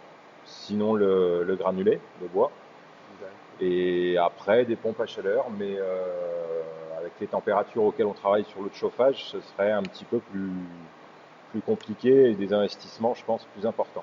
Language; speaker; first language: French; native; French